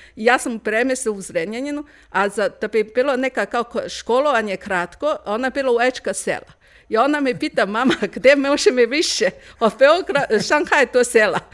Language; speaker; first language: Croatian; non-native, learner; Chinese